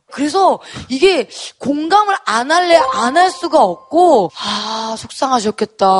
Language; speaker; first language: Korean; native; Korean